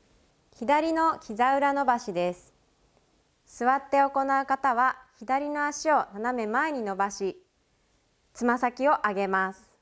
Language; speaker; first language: Japanese; native; Japanese